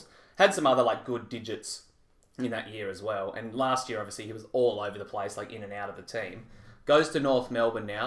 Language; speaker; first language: English; native; English